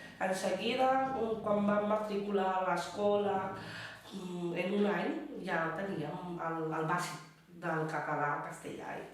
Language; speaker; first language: Catalan; early bilingual, other home language; Bangla